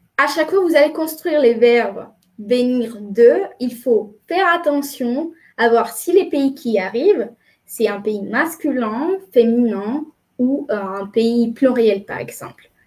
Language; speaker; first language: French; non-native, fluent; Spanish